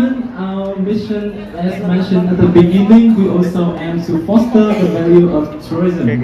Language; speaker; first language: English; non-native, fluent; Vietnamese